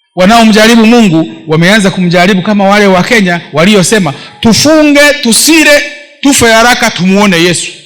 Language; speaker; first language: Swahili; non-native, local second language; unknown